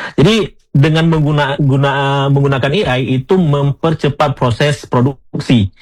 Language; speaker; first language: Indonesian; non-native, local second language; Achinese